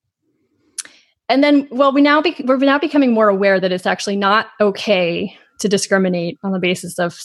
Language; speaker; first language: English; native; English